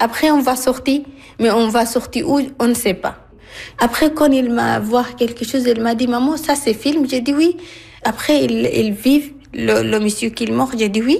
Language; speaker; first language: French; non-native, learner; Arabic